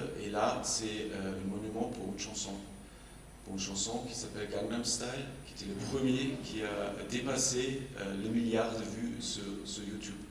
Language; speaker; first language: French; non-native, fluent; German